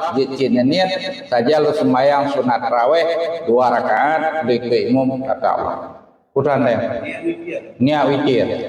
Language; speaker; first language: Malay; non-native, local second language; Achinese